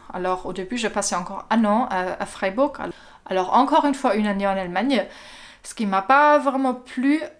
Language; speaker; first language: French; non-native, fluent; German